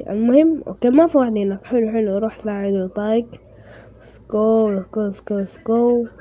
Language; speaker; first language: Arabic; native; Arabic